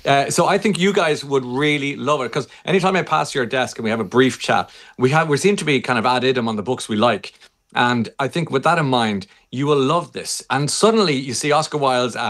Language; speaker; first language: English; native; English